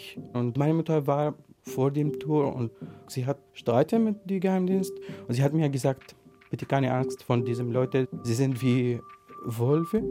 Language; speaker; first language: German; non-native, learner; Arabic